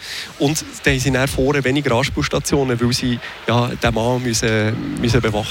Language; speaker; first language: German; native; German